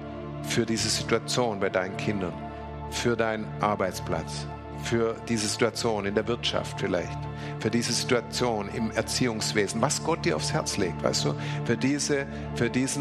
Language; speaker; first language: German; native; German